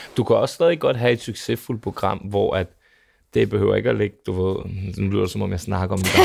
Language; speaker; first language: Danish; early bilingual, other home language; Serbian